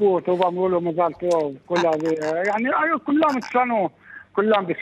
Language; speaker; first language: Hebrew; non-native, local second language; Arabic